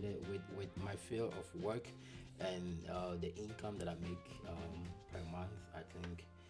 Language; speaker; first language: English; non-native, local second language; Akan